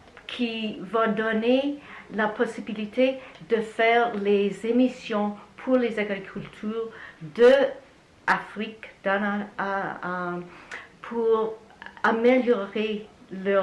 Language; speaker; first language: French; non-native, learner; English